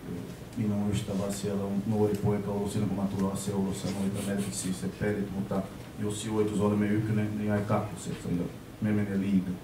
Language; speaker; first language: Finnish; non-native, learner; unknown